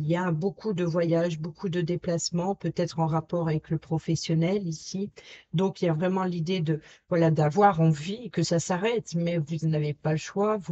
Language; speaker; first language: French; native; French